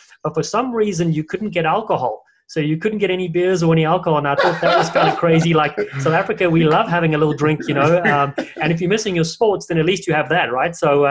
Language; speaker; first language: English; native; English